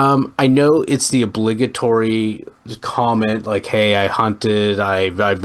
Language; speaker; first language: English; native; English